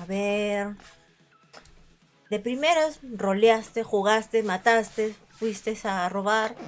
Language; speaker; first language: Spanish; native; Spanish